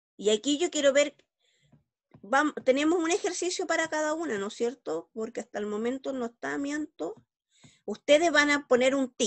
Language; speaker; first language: Spanish; native; Spanish